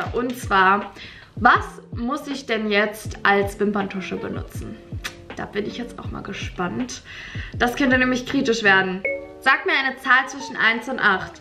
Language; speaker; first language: German; native; German